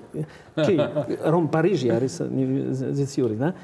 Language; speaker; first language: Georgian; non-native, learner; French